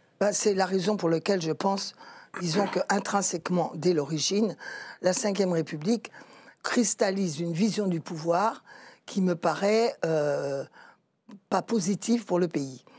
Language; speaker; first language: French; native; French